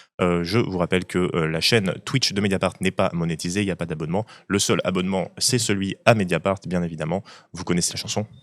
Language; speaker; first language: French; native; French